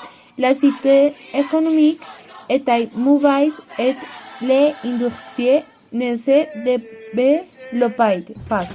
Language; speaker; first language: French; non-native, learner; Spanish